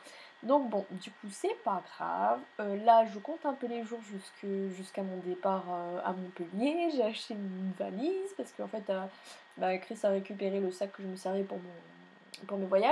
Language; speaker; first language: French; native; French